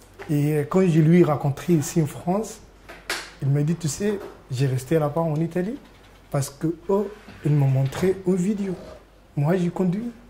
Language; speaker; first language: French; non-native, learner; Arabic